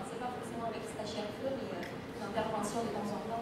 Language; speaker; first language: French; non-native, fluent; Indonesian